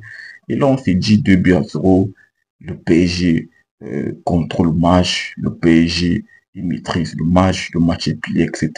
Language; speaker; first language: French; native; French